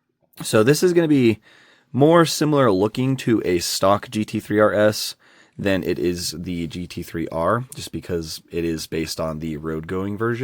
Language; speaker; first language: English; native; English